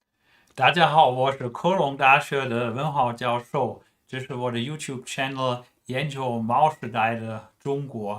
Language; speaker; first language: Chinese; non-native, fluent; German